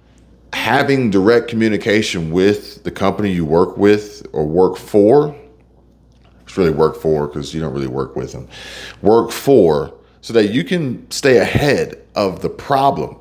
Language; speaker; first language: English; native; English